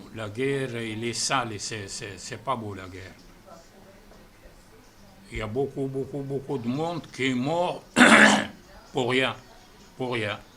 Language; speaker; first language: French; non-native, fluent; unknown